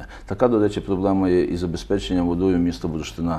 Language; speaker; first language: Ukrainian; native; Ukrainian